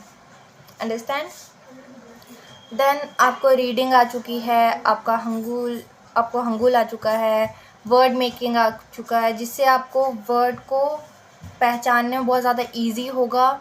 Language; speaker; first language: Hindi; native; Hindi